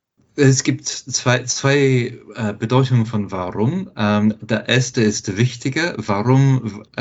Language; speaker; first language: German; non-native, fluent; English